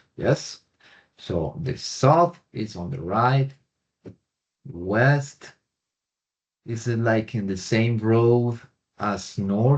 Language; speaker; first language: English; non-native, fluent; Spanish